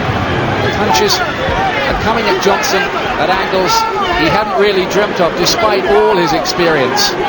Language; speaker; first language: English; native; English